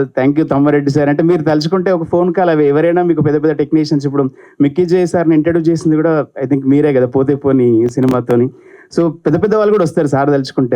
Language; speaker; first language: Telugu; native; Telugu